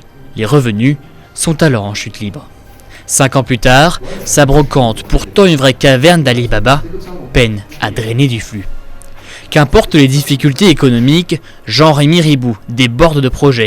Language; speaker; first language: French; native; French